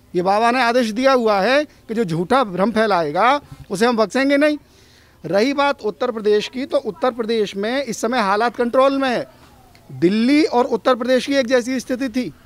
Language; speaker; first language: Hindi; native; Hindi